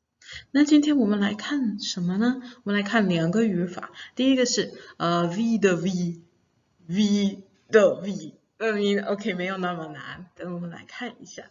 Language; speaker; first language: Chinese; non-native, fluent; English